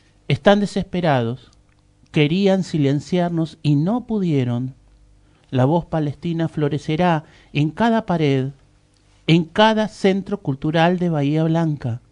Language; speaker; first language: Spanish; native; Spanish